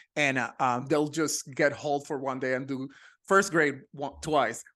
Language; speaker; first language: English; non-native, fluent; Spanish